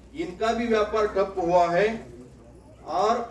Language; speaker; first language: Hindi; non-native, local second language; Marathi